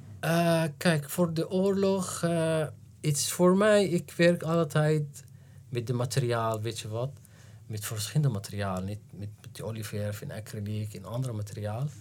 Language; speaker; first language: Dutch; non-native, learner; Arabic